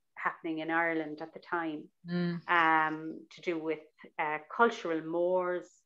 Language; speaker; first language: English; native; English